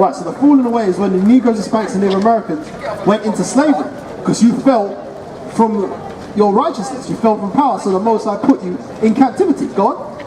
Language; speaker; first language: English; native; English